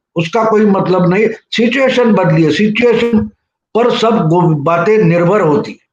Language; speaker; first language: Hindi; non-native, local second language; Marathi